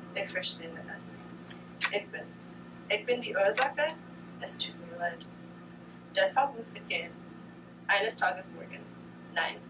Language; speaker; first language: German; non-native, learner; English